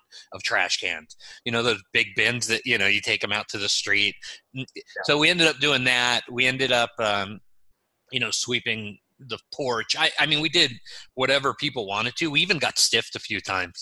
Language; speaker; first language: English; native; English